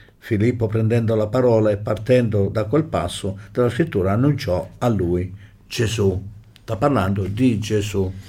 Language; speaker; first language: Italian; native; Italian